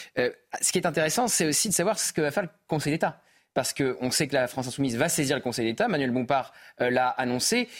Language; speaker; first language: French; native; French